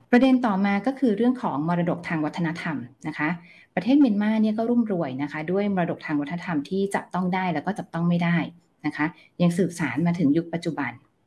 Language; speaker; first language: Thai; native; Thai